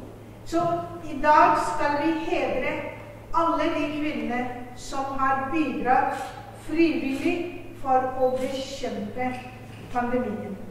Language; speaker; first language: Norwegian; non-native, fluent; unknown